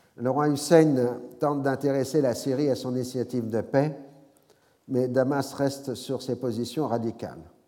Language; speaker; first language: French; native; French